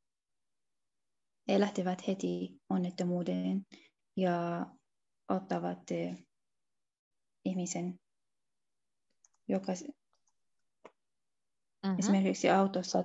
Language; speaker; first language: Finnish; non-native, learner; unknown